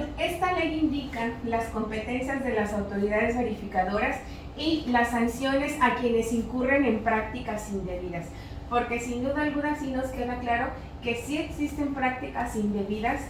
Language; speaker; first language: Spanish; native; Spanish